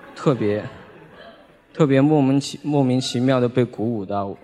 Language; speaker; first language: Chinese; native; Chinese